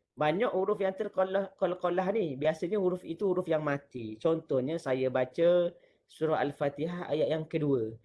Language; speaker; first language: Malay; native; Malay